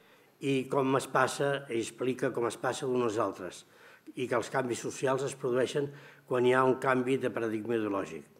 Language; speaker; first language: Catalan; native; Catalan